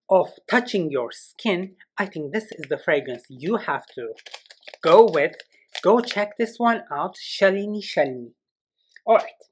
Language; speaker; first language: English; non-native, fluent; Turkish